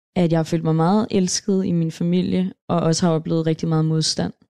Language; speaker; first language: Danish; native; Danish